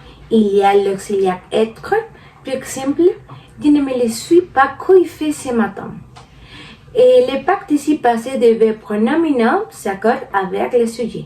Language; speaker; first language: French; non-native, learner; Spanish